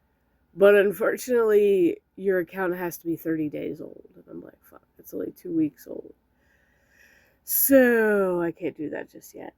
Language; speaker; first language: English; native; English